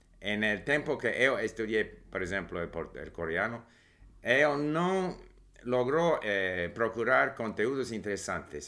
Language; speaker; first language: Spanish; non-native, fluent; English